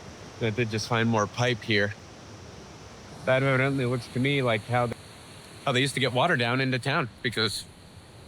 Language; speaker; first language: English; native; English